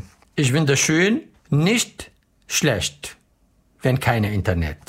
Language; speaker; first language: German; non-native, learner; Arabic